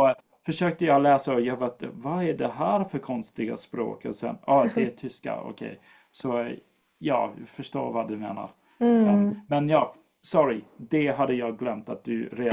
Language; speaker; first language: Swedish; non-native, fluent; English